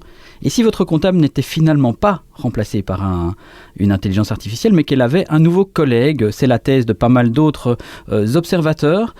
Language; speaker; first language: French; native; French